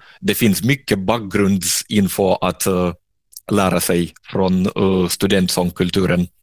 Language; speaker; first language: Swedish; non-native, fluent; Russian